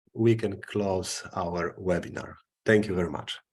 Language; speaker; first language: English; non-native, fluent; Polish